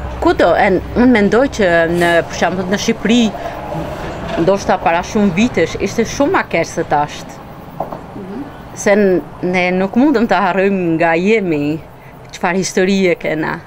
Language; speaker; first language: Albanian; early bilingual, heritage; Albanian